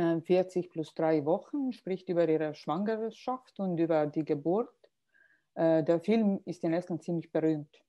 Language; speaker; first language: German; non-native, fluent; Estonian